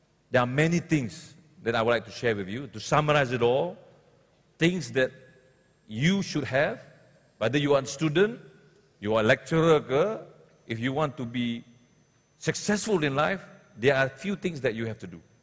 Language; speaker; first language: English; non-native, local second language; Malay